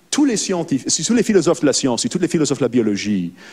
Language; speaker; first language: French; non-native, fluent; English